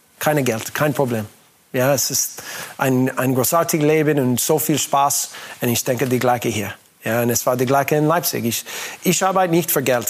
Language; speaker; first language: German; non-native, learner; English